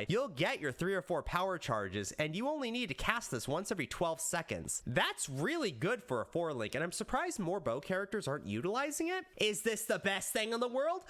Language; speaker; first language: English; native; English